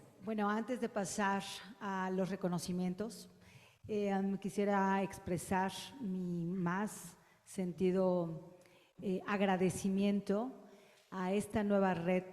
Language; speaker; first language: Spanish; native; Spanish